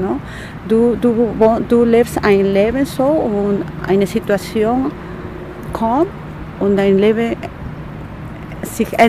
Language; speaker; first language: German; non-native, fluent; Spanish